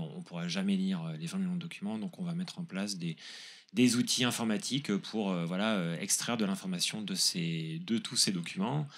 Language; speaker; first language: French; native; French